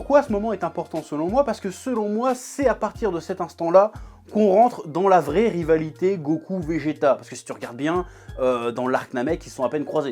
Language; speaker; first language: French; native; French